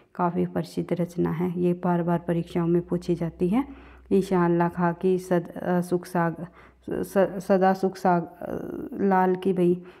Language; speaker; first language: Hindi; native; Hindi